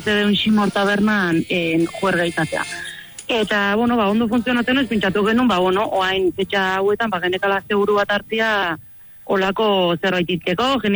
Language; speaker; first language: Basque; native; Basque